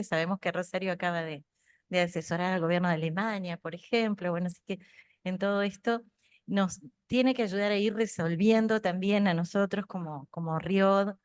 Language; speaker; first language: Spanish; native; Spanish